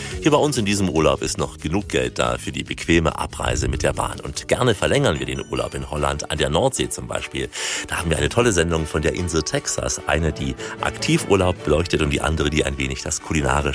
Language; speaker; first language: German; native; German